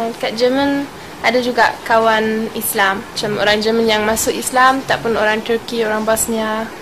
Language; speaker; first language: Malay; non-native, fluent; German